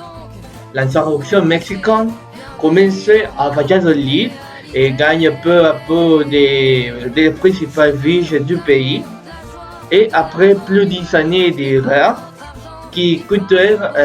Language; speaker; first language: French; non-native, learner; Spanish